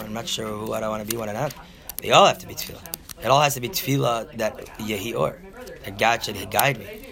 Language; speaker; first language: English; native; English